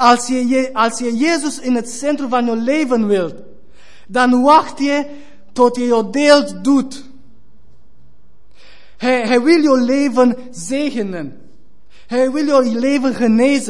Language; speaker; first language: Dutch; non-native, fluent; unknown